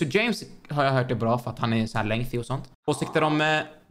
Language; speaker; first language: Swedish; native; Swedish